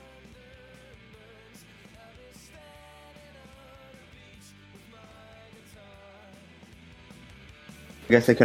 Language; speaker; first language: English; native; English